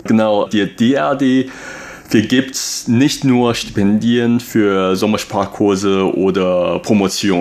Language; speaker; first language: German; non-native, fluent; Chinese